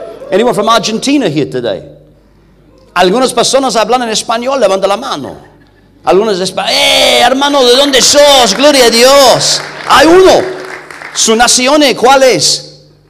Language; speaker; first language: Spanish; non-native, learner; English